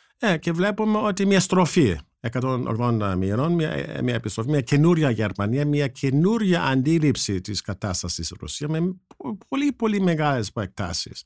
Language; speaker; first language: Greek; non-native, fluent; German